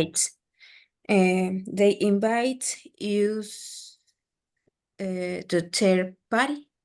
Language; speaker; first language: English; non-native, learner; Spanish